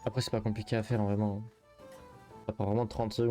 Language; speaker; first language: French; native; French